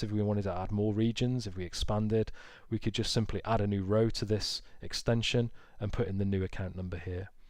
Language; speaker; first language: English; native; English